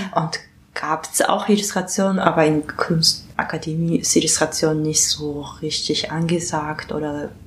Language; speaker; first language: German; non-native, learner; Japanese